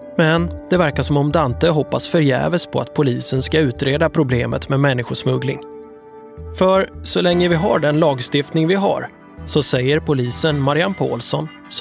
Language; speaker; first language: Swedish; native; Swedish